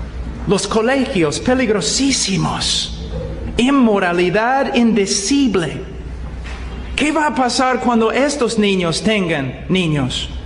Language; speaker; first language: Spanish; non-native, fluent; English